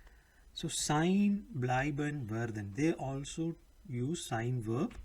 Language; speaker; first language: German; non-native, learner; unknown